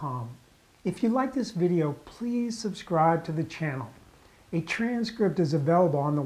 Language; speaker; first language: English; native; English